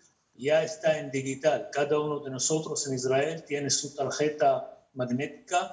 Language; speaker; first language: Spanish; non-native, fluent; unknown